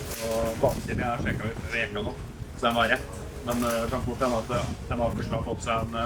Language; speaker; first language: Norwegian; native; Norwegian